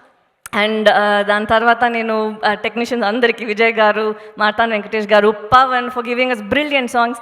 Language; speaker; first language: Telugu; non-native, local second language; Tamil